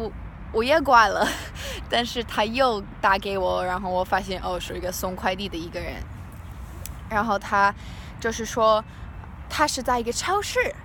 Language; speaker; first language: Chinese; non-native, learner; English